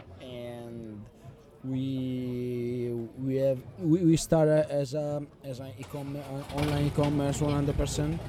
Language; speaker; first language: English; non-native, learner; Italian